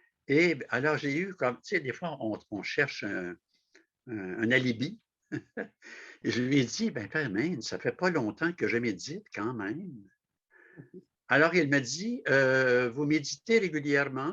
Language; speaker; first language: French; native; French